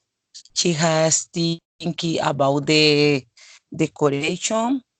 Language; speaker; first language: English; non-native, learner; Spanish